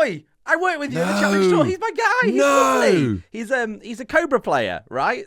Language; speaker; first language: English; native; English